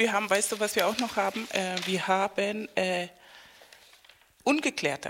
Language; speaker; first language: German; non-native, fluent; Spanish